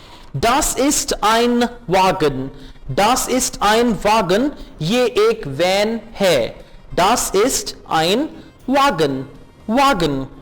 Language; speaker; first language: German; non-native, fluent; Urdu